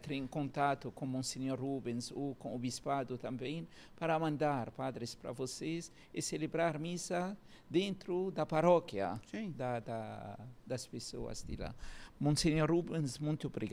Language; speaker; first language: Portuguese; non-native, learner; Arabic